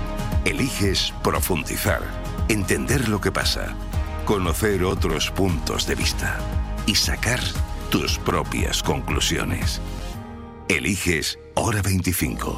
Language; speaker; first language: Spanish; native; Spanish